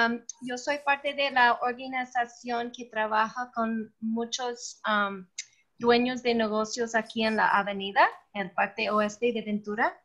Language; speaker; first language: Spanish; non-native, learner; English